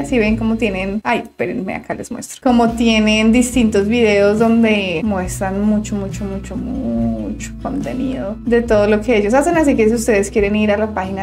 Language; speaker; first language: Spanish; native; Spanish